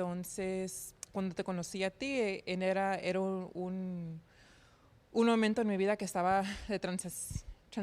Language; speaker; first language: Spanish; early bilingual, heritage; Spanish